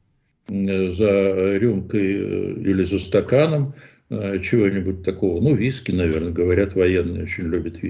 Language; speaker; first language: Russian; native; Russian